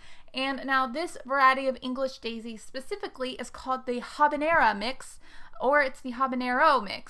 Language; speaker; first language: English; native; English